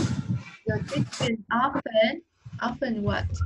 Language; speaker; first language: English; non-native, learner; Vietnamese